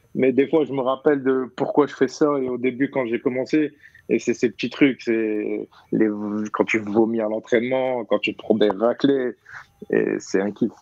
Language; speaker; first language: French; native; French